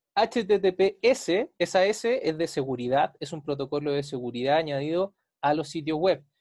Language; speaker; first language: Spanish; native; Spanish